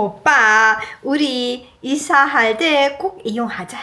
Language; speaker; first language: Korean; non-native, learner; Persian